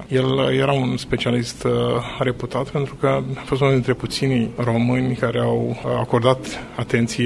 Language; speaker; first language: Romanian; native; Romanian